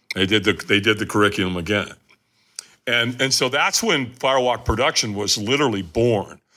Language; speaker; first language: English; native; English